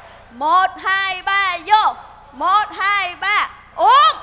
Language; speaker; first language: Vietnamese; native; Vietnamese